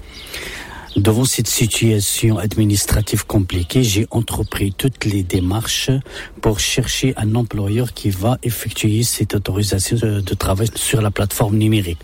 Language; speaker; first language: French; non-native, local second language; Arabic